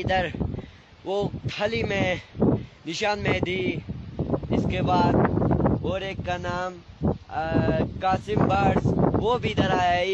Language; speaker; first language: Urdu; non-native, local second language; Shina